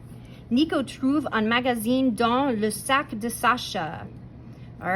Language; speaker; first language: French; non-native, fluent; English